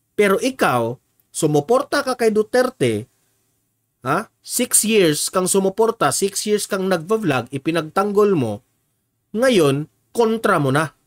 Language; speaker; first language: Filipino; non-native, local second language; Cebuano